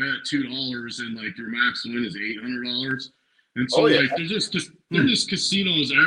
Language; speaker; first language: English; native; English